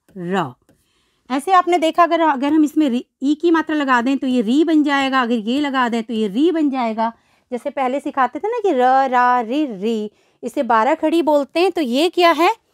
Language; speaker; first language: Hindi; native; Hindi